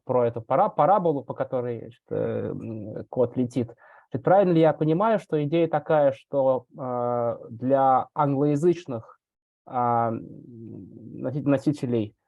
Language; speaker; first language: Russian; native; Russian